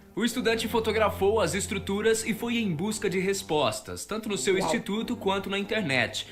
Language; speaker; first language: Portuguese; native; Portuguese